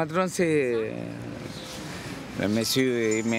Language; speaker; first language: French; non-native, learner; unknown